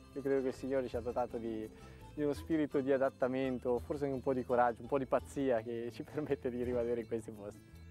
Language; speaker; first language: Italian; native; Italian